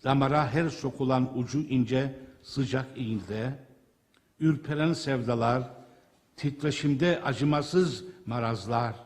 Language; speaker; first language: Turkish; native; Turkish